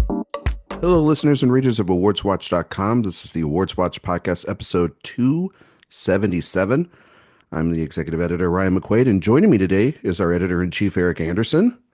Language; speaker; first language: English; native; English